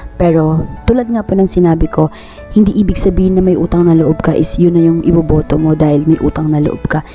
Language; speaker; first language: Filipino; non-native, local second language; Bikol